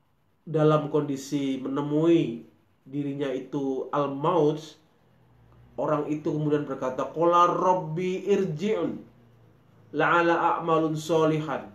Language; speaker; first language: Indonesian; native; Indonesian